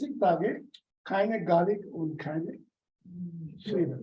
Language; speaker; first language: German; non-native, learner; Urdu